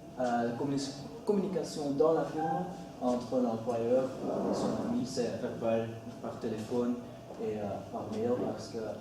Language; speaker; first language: French; non-native, learner; Dutch